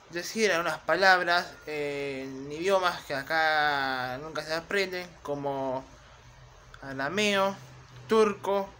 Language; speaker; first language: Spanish; native; Spanish